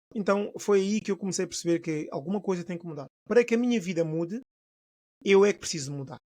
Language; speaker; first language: Portuguese; non-native, local second language; Upper Guinea Crioulo